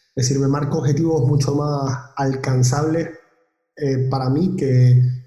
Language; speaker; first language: Spanish; native; Spanish